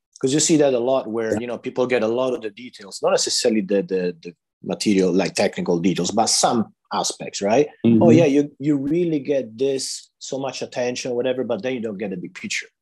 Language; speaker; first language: English; non-native, fluent; Italian